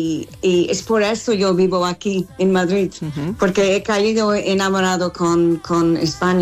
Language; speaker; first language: Spanish; non-native, fluent; English